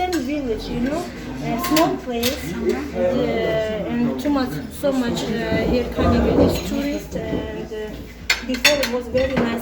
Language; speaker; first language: English; non-native, learner; Azerbaijani